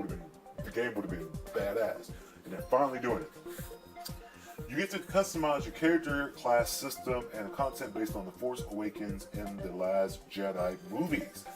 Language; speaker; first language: English; native; English